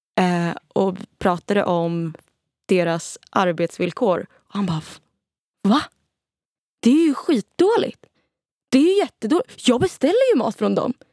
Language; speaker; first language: Swedish; native; Swedish